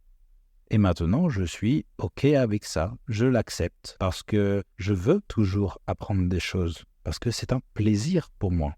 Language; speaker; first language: French; native; French